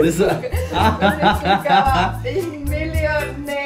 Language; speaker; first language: German; non-native, learner; Spanish